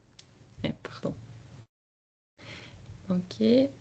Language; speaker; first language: French; non-native, learner; Polish